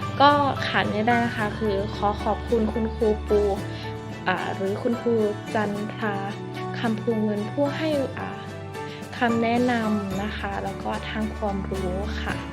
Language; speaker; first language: Thai; native; Thai